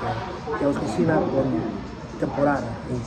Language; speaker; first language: Spanish; early bilingual, heritage; English